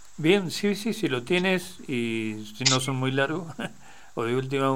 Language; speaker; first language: Spanish; native; Spanish